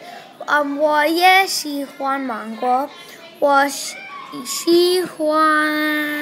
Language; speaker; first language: Chinese; non-native, learner; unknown